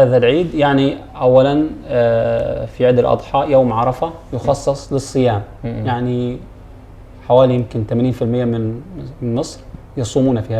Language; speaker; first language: Arabic; native; Arabic